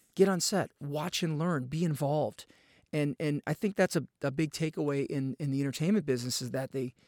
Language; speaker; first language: English; native; English